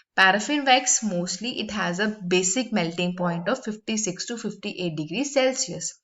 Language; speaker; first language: English; non-native, local second language; Punjabi